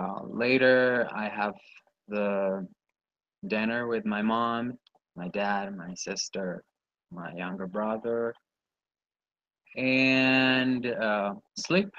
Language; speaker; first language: English; non-native, learner; Spanish